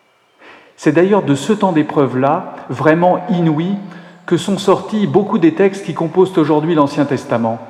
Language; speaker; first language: French; native; French